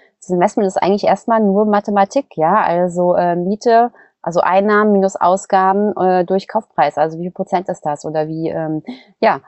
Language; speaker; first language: German; native; German